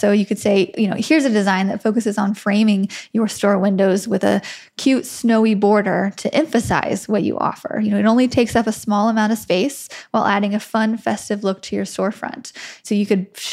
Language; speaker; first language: English; native; English